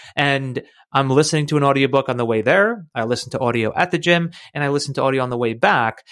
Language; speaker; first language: English; native; English